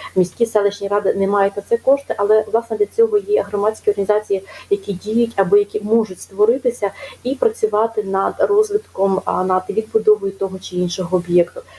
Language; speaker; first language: Ukrainian; native; Ukrainian